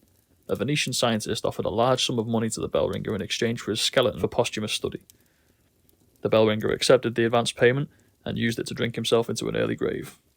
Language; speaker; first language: English; native; English